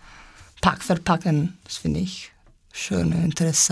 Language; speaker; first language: German; non-native, fluent; Italian